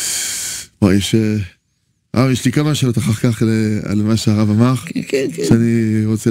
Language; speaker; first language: Hebrew; non-native, fluent; French